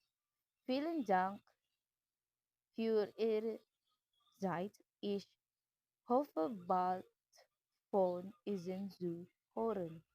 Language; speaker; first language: German; non-native, learner; Filipino